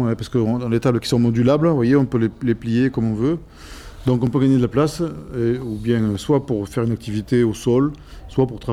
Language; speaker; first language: French; native; French